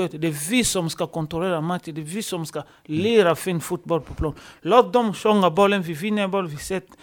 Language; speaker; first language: Swedish; non-native, fluent; Lingala